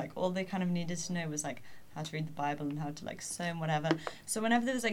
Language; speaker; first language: English; native; English